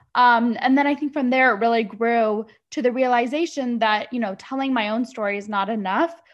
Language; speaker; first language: English; early bilingual, other home language; Arabic